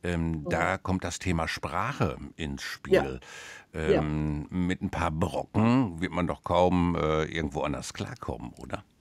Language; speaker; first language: German; native; German